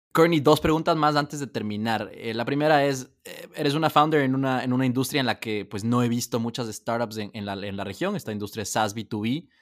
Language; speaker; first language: Spanish; native; Spanish